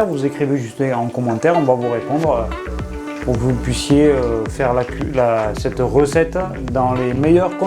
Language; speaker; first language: French; native; French